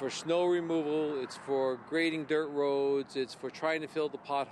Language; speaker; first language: English; native; English